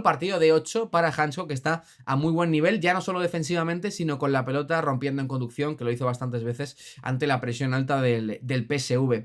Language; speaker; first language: Spanish; native; Spanish